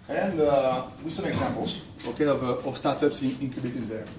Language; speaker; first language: English; non-native, fluent; French